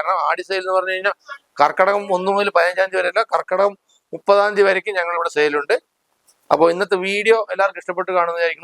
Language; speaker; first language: Malayalam; native; Malayalam